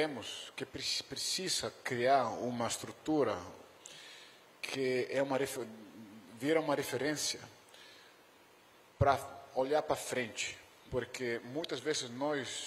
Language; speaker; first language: Portuguese; non-native, fluent; Dutch